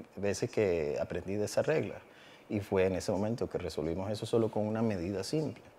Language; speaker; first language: Spanish; early bilingual, heritage; Spanish